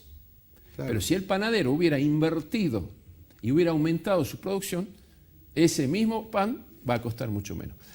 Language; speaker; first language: Spanish; native; Spanish